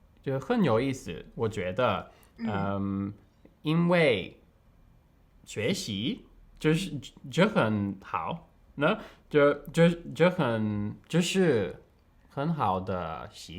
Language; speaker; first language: Chinese; non-native, learner; English